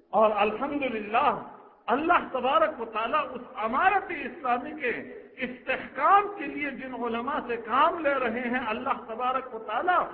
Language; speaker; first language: Urdu; non-native, local second language; Pashto